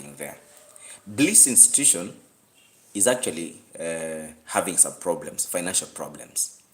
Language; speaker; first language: English; non-native, local second language; Gusii